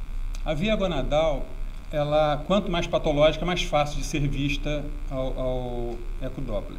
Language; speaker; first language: Portuguese; native; Portuguese